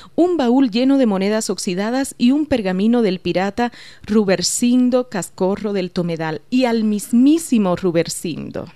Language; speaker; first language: Spanish; native; Spanish